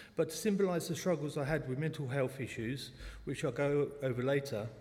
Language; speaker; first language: English; native; English